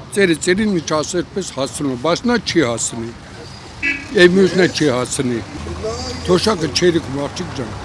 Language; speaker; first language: Armenian; native; Armenian